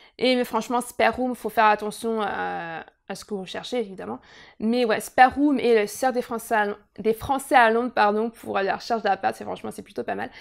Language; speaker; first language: French; native; French